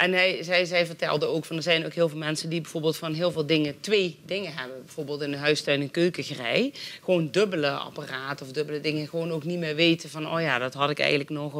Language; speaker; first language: Dutch; native; Dutch